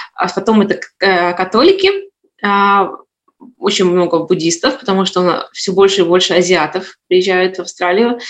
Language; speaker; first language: Russian; native; Russian